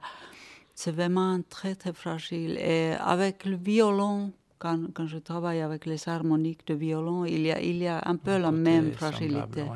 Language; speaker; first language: French; non-native, fluent; Finnish